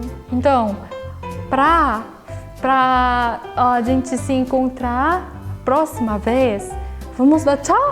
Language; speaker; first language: Portuguese; non-native, fluent; Korean